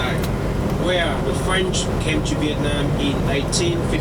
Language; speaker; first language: English; non-native, fluent; Vietnamese